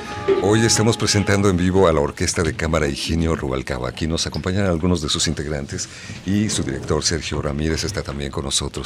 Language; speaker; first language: Spanish; native; Spanish